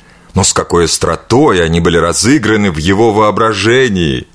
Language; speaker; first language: Russian; native; Russian